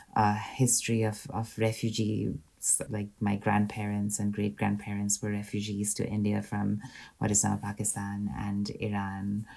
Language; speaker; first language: English; non-native, local second language; Hindi